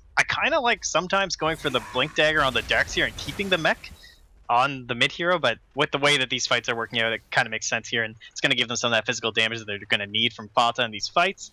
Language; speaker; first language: English; native; English